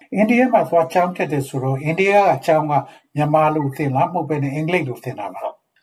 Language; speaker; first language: Burmese; native; Burmese